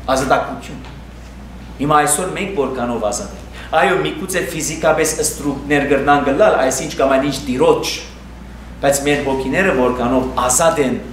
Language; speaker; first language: Armenian; early bilingual, heritage; Armenian